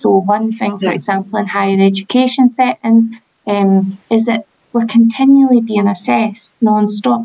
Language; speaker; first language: English; native; English